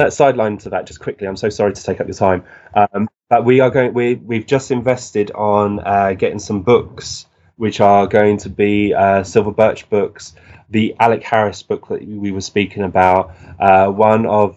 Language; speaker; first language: English; native; English